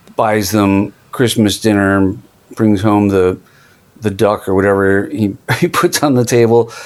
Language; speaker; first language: English; native; English